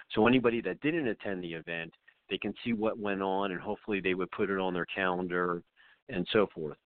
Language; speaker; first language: English; native; English